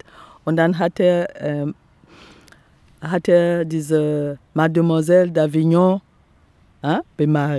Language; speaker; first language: German; non-native, fluent; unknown